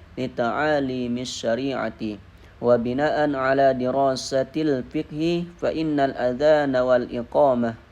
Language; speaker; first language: Arabic; non-native, learner; Indonesian